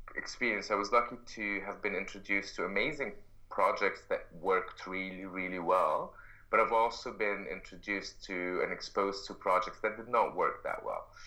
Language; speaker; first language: English; non-native, fluent; Arabic